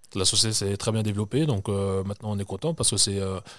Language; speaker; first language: French; native; French